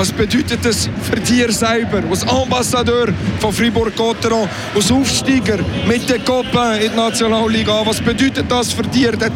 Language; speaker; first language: German; native; German